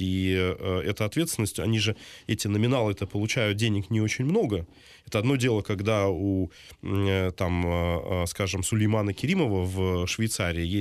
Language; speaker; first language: Russian; native; Russian